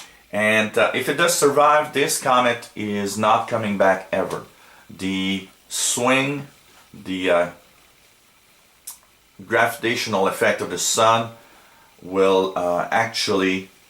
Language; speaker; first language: English; non-native, local second language; French